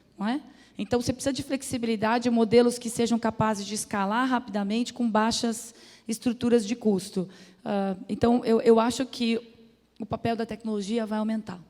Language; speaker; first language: Portuguese; native; Portuguese